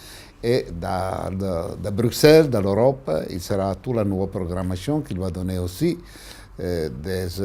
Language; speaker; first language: French; non-native, fluent; Italian